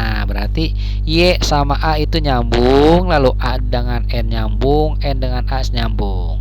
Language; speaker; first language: Indonesian; non-native, local second language; Sundanese